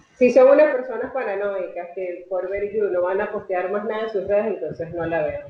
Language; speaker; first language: Spanish; native; Spanish